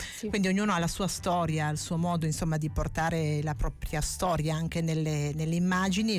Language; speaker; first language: Italian; native; Italian